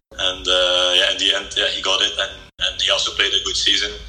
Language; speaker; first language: English; non-native, fluent; Dutch